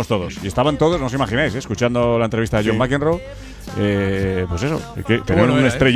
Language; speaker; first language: Spanish; native; Spanish